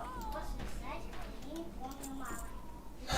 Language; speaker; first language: Russian; early bilingual, other home language; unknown